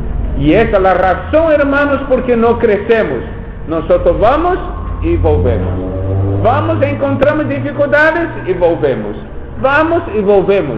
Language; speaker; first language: Spanish; non-native, fluent; Portuguese